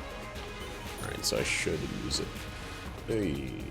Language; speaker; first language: English; native; English